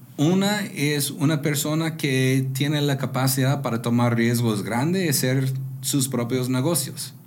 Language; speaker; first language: Spanish; non-native, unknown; English